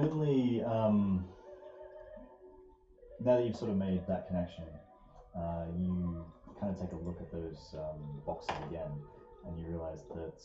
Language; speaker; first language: English; native; English